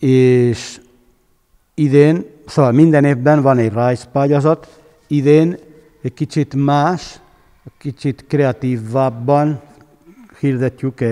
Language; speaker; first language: Hungarian; non-native, fluent; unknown